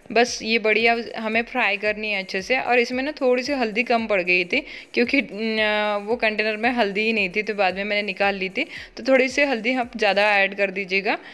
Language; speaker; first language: Hindi; non-native, local second language; Marathi